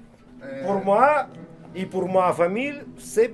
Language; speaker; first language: French; non-native, learner; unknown